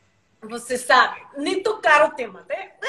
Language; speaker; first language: Portuguese; non-native, learner; Spanish